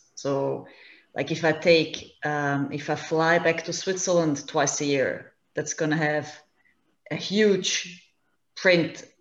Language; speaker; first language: English; non-native, fluent; German